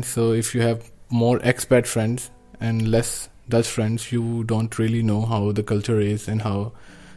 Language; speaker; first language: English; non-native, local second language; Urdu